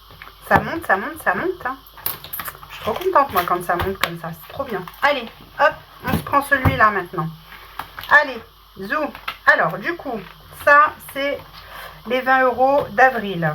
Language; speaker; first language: French; native; French